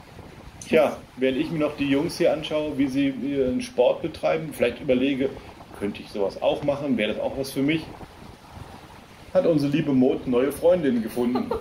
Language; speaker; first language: German; native; German